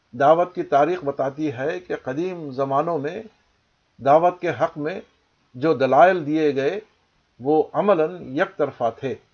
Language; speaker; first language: Urdu; native; Urdu